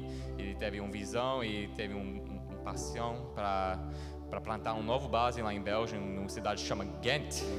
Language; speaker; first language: Portuguese; early bilingual, heritage; Portuguese